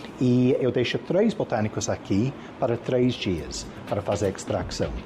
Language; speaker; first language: Portuguese; non-native, fluent; English